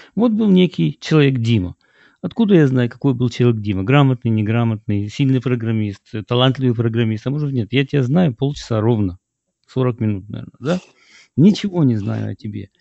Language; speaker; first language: Russian; native; Russian